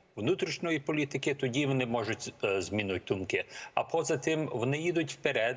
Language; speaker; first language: Ukrainian; early bilingual, heritage; Ukrainian